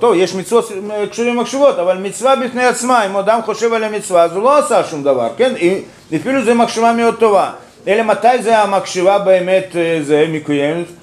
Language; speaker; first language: Hebrew; non-native, fluent; Russian